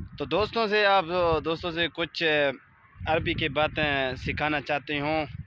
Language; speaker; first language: Urdu; non-native, local second language; Baluchi